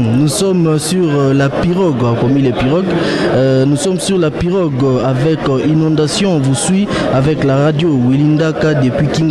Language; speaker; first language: French; non-native, local second language; Lingala